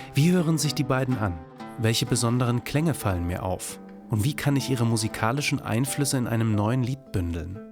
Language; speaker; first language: German; native; German